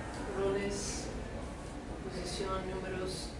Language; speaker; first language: Spanish; non-native, fluent; English